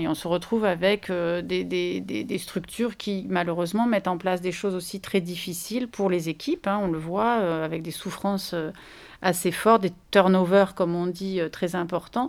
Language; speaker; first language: French; native; French